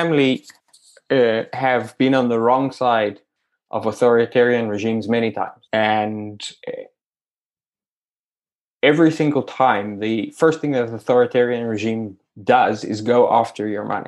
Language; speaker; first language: English; native; English